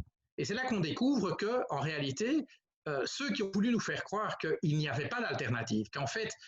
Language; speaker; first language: French; native; French